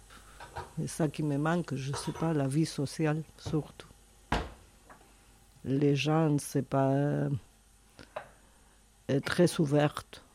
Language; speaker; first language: French; non-native, fluent; Spanish